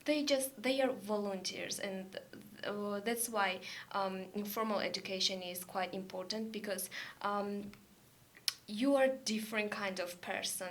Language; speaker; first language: English; non-native, learner; Georgian